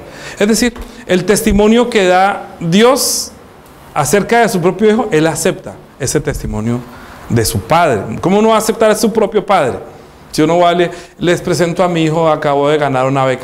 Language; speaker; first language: Spanish; native; Spanish